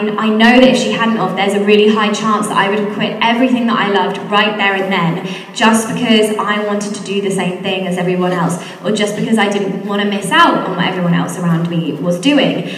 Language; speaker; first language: English; native; English